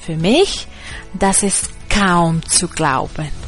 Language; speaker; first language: German; non-native, learner; Spanish